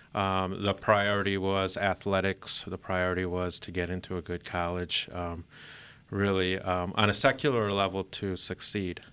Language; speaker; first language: English; early bilingual, other home language; Filipino